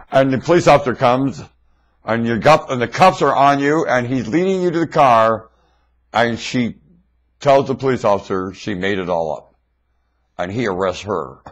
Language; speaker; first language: English; native; English